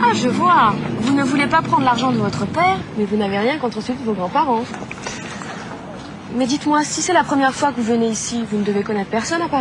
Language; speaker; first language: French; native; French